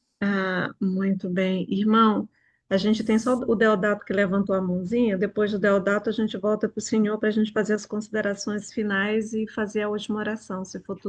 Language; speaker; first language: Portuguese; native; Portuguese